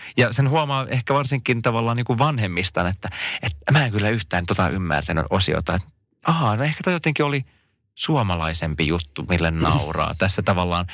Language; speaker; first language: Finnish; non-native, local second language; Swedish